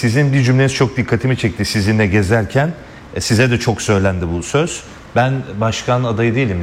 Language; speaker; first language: Turkish; native; Turkish